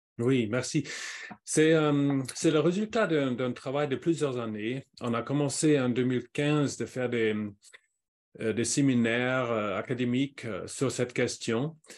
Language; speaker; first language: French; non-native, fluent; German